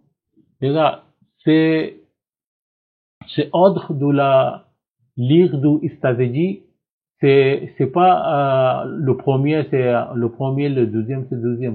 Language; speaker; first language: French; non-native, learner; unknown